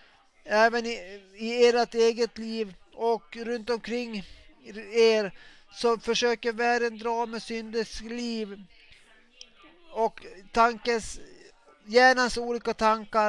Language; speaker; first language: Swedish; non-native, local second language; Finnish